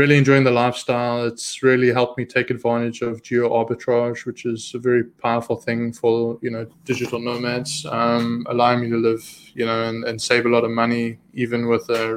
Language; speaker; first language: English; native; English